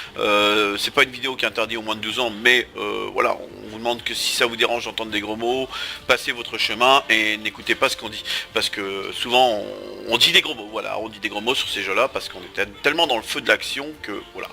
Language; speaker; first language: French; native; French